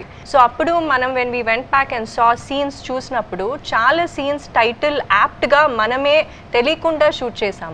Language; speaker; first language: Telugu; early bilingual, heritage; Kannada